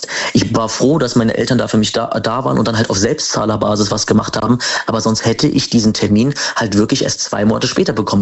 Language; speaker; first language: German; native; German